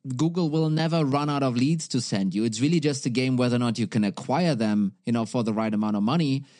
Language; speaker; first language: English; non-native, fluent; German